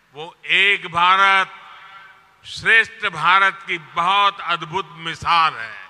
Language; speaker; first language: Hindi; non-native, local second language; Gujarati